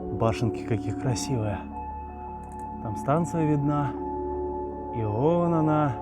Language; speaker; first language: Russian; native; Russian